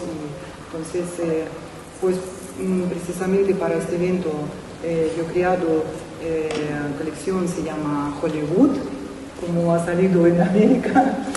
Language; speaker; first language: Spanish; non-native, fluent; Russian